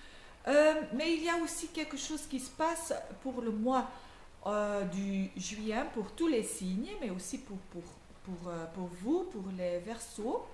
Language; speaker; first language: French; non-native, local second language; Dutch